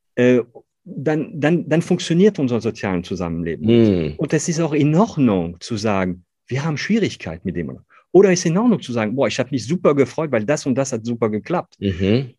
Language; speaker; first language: German; non-native, fluent; French